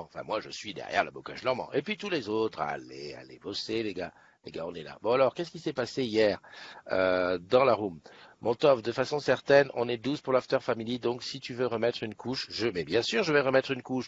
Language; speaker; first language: French; native; French